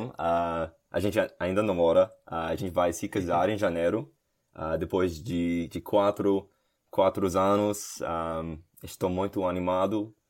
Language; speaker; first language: Portuguese; non-native, learner; English